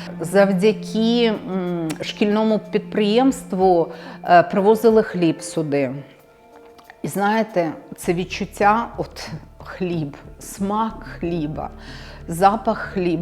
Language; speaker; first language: Ukrainian; native; Ukrainian